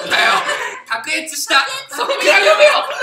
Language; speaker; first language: Japanese; native; Japanese